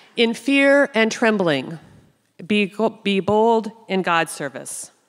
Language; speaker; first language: English; native; English